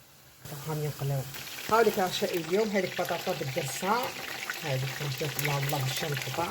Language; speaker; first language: Arabic; native; Arabic